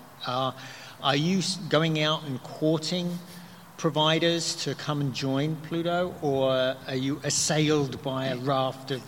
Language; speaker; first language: English; native; English